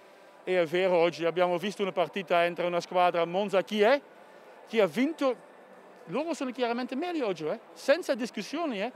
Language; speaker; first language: Italian; non-native, fluent; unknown